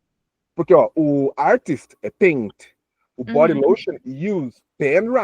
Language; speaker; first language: English; non-native, fluent; Portuguese